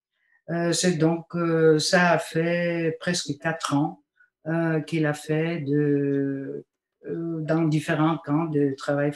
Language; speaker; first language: French; non-native, fluent; Bulgarian